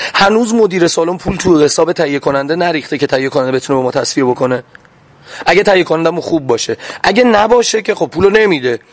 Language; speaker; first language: Persian; non-native, local second language; Azerbaijani